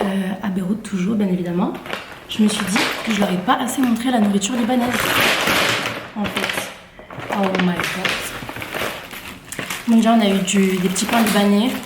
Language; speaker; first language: French; native; French